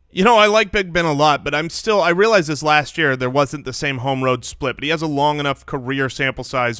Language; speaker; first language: English; native; English